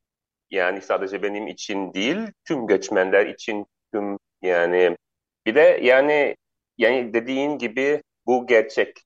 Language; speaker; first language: Turkish; non-native, learner; Arabic